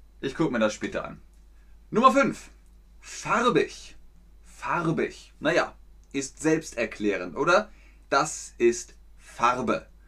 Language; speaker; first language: German; native; German